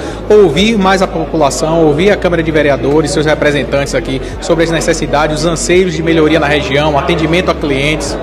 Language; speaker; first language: Portuguese; native; Portuguese